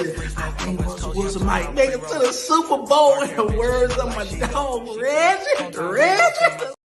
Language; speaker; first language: English; native; English